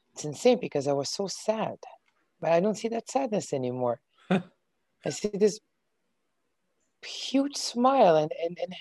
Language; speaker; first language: English; non-native, fluent; Hebrew